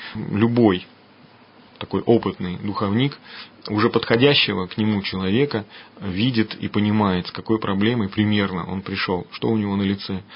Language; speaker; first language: Russian; native; Russian